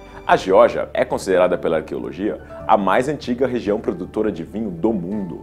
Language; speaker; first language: Portuguese; native; Portuguese